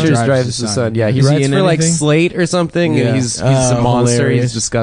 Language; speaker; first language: English; native; English